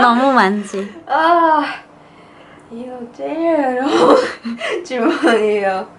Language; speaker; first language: Korean; non-native, fluent; Thai